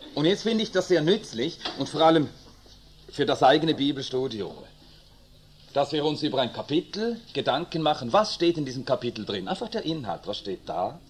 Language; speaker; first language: German; early bilingual, other home language; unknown